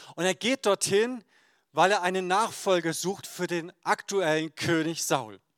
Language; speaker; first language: German; native; German